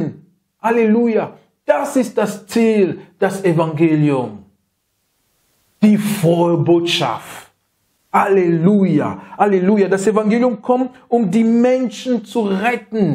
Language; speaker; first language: German; non-native, learner; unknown